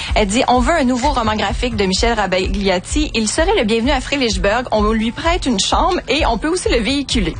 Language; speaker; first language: French; native; French